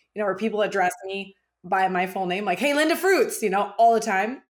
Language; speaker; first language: English; early bilingual, other home language; German